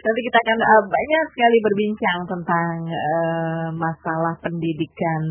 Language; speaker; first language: Indonesian; native; Indonesian